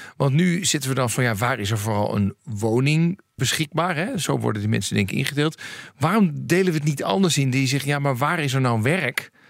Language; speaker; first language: Dutch; native; Dutch